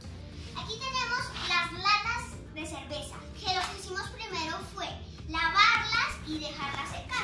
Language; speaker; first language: Spanish; native; Spanish